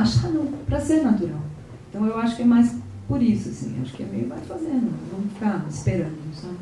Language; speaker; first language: Portuguese; native; Portuguese